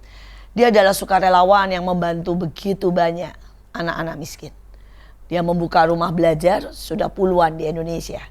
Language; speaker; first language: Indonesian; native; Indonesian